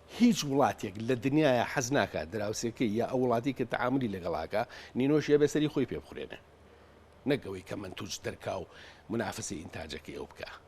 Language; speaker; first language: Central Kurdish; native; Central Kurdish